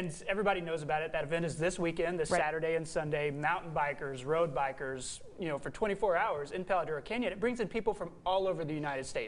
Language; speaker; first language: English; native; English